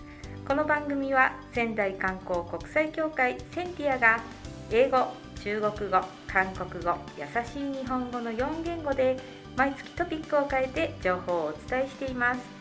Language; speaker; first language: Japanese; native; Japanese